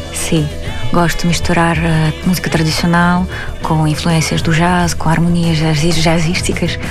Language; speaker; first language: Portuguese; non-native, fluent; Belarusian